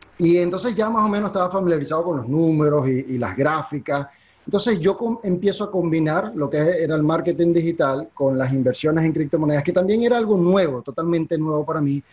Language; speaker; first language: Spanish; native; Spanish